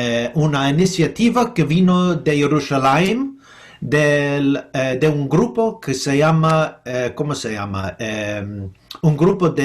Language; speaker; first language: Spanish; non-native, fluent; English